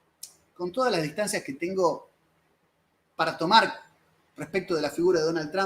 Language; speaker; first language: Spanish; native; Spanish